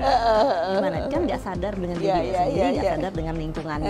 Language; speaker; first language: Indonesian; native; Indonesian